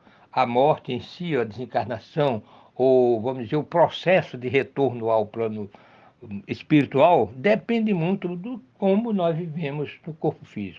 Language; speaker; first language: Portuguese; native; Portuguese